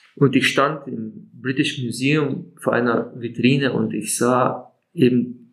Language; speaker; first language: German; non-native, fluent; Slovenian